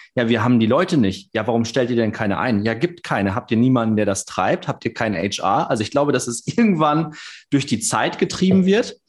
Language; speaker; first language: German; native; German